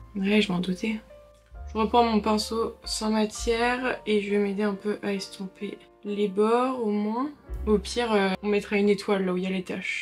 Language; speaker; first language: French; native; French